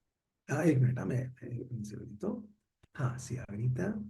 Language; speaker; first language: Spanish; non-native, learner; Hindi